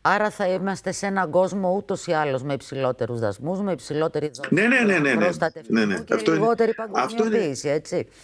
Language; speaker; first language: Greek; native; Greek